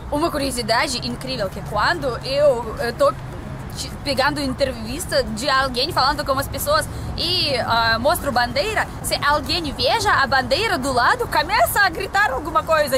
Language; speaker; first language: Portuguese; non-native, learner; Russian